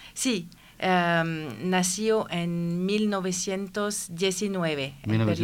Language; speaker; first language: Spanish; non-native, learner; French